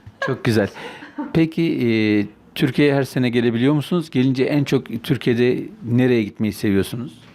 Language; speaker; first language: Turkish; native; Turkish